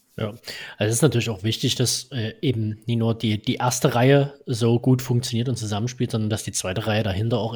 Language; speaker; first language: German; native; German